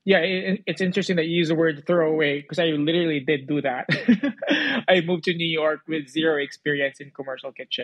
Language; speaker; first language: English; non-native, local second language; Cebuano